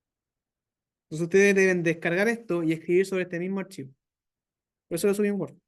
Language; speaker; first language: Spanish; native; Spanish